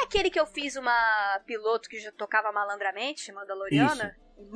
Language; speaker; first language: Portuguese; native; Portuguese